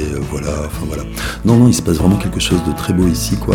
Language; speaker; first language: French; native; French